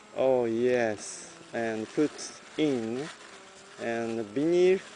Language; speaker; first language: English; non-native, learner; Japanese